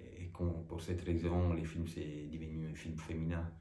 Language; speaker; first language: French; non-native, fluent; Italian